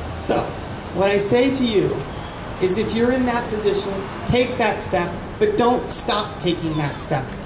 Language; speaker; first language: English; native; English